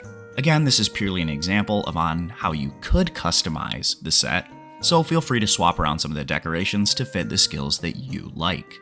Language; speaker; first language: English; native; English